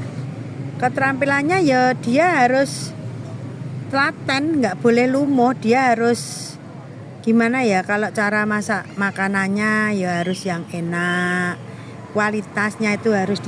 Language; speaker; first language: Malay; non-native, local second language; Javanese